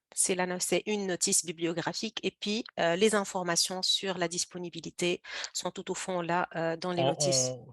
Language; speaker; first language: French; native; French